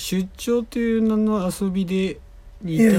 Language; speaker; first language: Japanese; native; Japanese